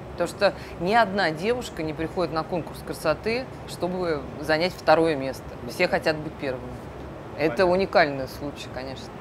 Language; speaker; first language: Russian; native; Russian